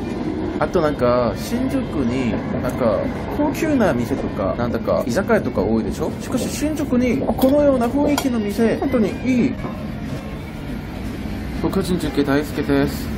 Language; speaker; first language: Japanese; non-native, fluent; Korean